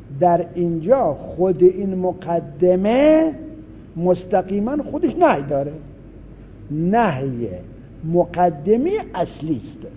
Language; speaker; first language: Persian; native; Persian